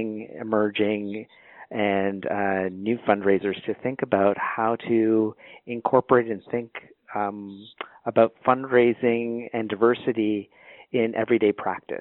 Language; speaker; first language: English; native; English